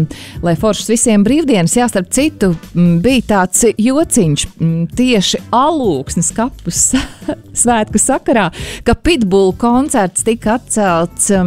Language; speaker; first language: Latvian; native; Latvian